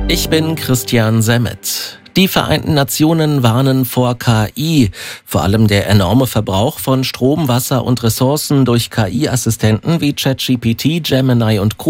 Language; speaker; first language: German; native; German